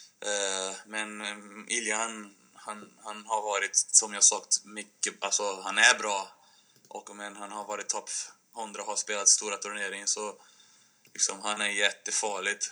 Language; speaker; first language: Swedish; non-native, fluent; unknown